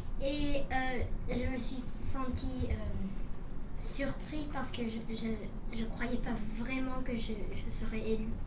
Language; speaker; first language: French; early bilingual, heritage; French